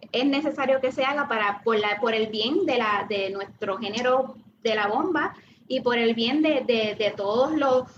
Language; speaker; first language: Spanish; native; Spanish